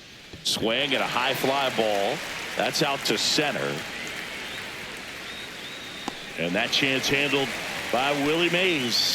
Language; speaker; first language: English; native; English